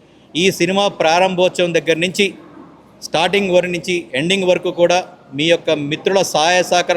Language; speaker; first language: Telugu; native; Telugu